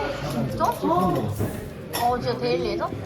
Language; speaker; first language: Korean; native; Korean